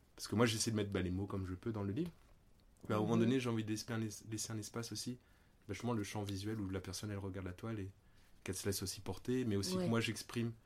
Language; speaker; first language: French; native; French